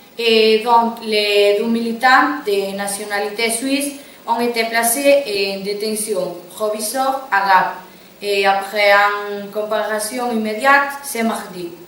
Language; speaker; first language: French; non-native, learner; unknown